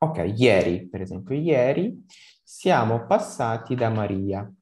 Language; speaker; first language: Italian; non-native, fluent; Ukrainian